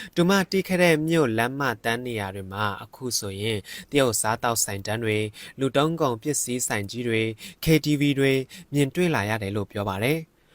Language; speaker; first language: Burmese; non-native, local second language; Shan